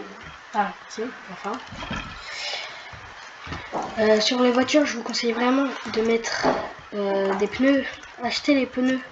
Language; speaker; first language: French; native; French